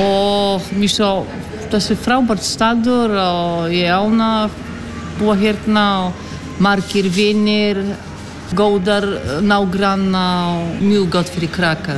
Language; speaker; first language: Icelandic; non-native, learner; Polish